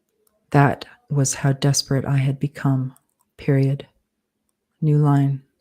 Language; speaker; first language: English; native; English